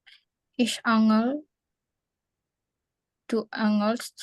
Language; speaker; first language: German; non-native, learner; Indonesian